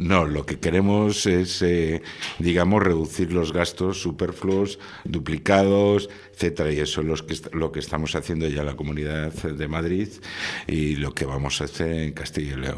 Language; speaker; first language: Spanish; native; Spanish